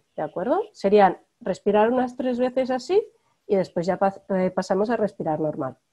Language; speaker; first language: Spanish; native; Spanish